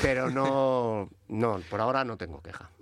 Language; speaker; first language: Spanish; native; Spanish